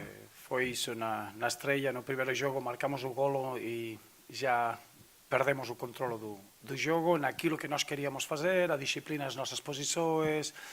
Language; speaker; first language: Portuguese; non-native, fluent; Spanish